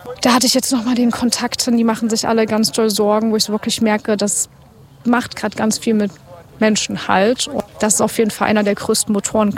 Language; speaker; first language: German; native; German